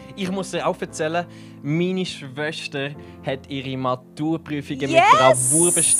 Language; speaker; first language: German; native; German